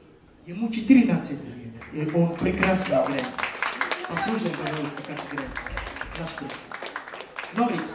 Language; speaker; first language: Russian; non-native, fluent; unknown